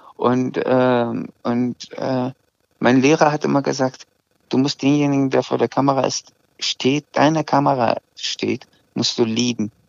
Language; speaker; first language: German; early bilingual, other home language; Azerbaijani